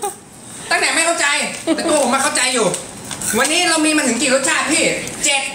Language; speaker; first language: Thai; native; Thai